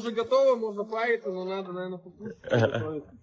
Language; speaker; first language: Russian; native; Russian